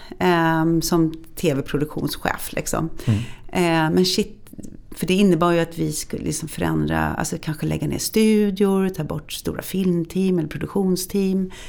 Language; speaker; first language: Swedish; native; Swedish